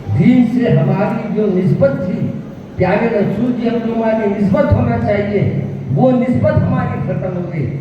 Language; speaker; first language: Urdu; native; Urdu